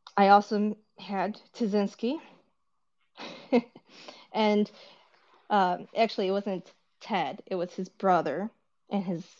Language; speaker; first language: English; early bilingual, other home language; Korean